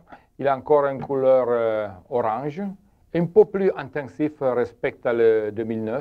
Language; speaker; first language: French; non-native, learner; Italian